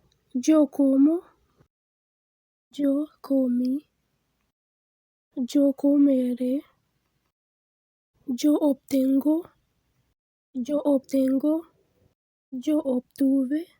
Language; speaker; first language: Spanish; non-native, fluent; Haitian Creole